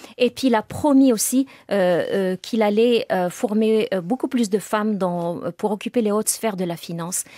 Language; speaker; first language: French; non-native, local second language; Arabic